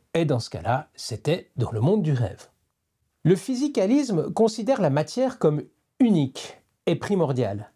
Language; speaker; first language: French; native; French